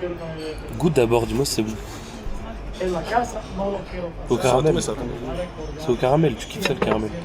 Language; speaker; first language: French; native; French